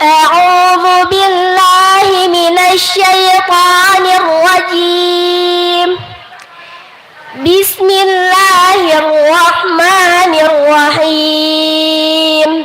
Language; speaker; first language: Arabic; non-native, learner; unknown